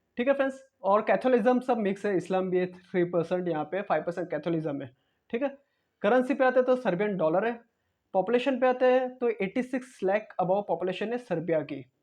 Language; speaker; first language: Hindi; non-native, local second language; Marathi